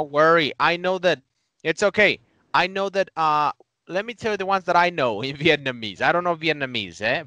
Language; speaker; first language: English; non-native, fluent; Spanish